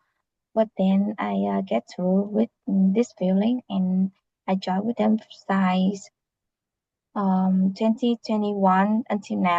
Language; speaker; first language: English; non-native, learner; Vietnamese